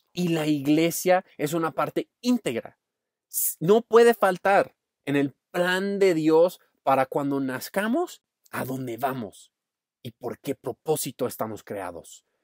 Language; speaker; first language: Spanish; non-native, fluent; English